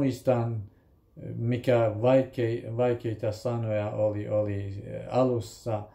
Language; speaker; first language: Finnish; non-native, fluent; Kurdish